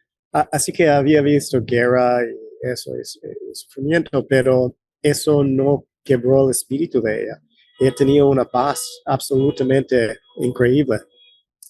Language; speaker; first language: Spanish; non-native, fluent; English